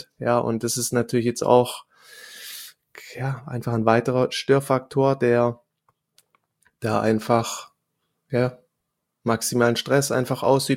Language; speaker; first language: German; native; German